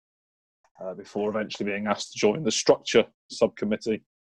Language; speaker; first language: English; native; English